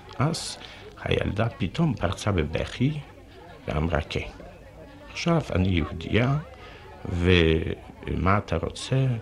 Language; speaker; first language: Hebrew; non-native, fluent; Yiddish